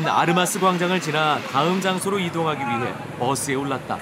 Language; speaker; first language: Korean; native; Korean